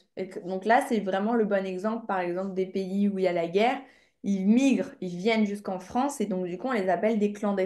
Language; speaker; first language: French; native; French